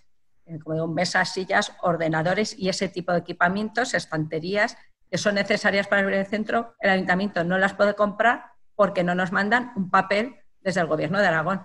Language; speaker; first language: Spanish; native; Spanish